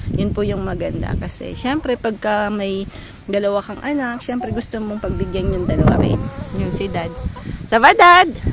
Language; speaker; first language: Filipino; native; Filipino